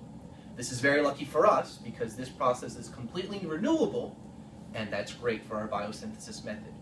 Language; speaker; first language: English; native; English